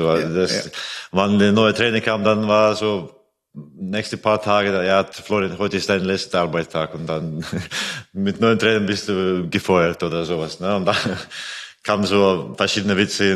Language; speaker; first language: German; non-native, fluent; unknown